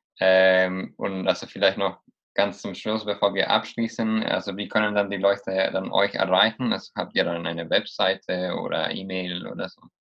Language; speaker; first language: German; non-native, fluent; Spanish